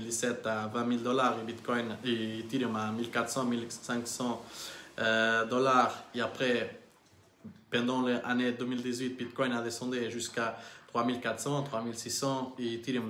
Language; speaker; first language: French; non-native, learner; Portuguese